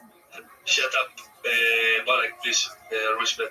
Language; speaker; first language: English; non-native, learner; Spanish